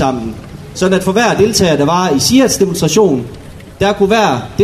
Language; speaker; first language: Danish; native; Danish